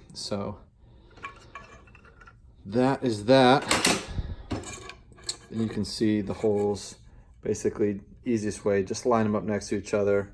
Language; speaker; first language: English; native; English